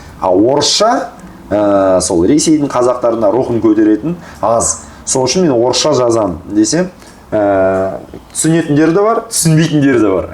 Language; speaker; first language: Kazakh; early bilingual, heritage; Kazakh